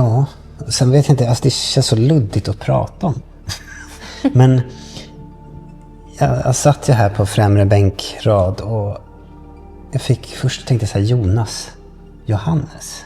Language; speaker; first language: Swedish; native; Swedish